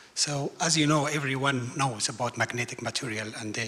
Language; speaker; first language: English; non-native, fluent; Arabic